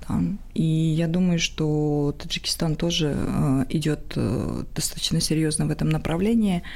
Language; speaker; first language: Russian; non-native, local second language; Tajik